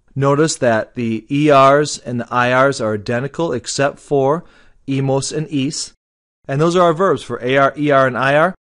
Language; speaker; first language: English; native; English